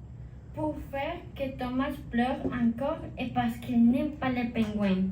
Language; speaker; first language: French; non-native, learner; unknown